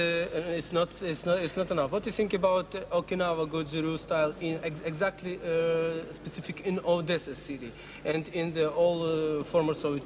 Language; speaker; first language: English; non-native, fluent; Russian